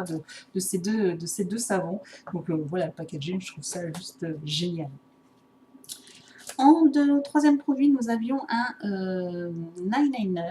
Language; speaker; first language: French; native; French